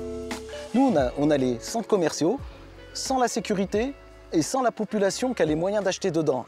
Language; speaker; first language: French; native; French